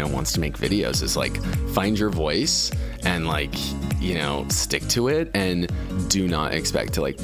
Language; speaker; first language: English; native; English